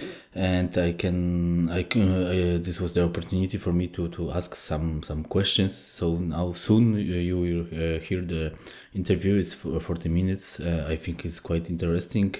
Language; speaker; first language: English; non-native, fluent; Polish